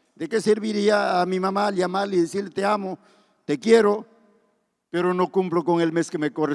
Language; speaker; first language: Spanish; native; Spanish